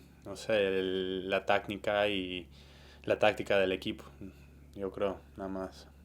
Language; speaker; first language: Spanish; early bilingual, heritage; Spanish